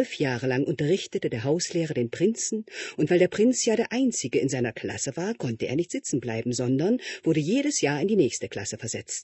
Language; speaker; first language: German; native; German